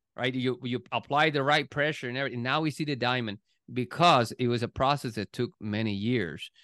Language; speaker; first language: English; non-native, fluent; Spanish